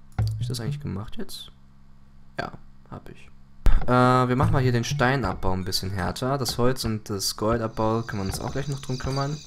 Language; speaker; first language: German; early bilingual, other home language; Greek